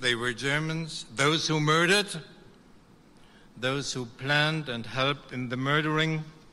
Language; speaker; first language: English; non-native, fluent; German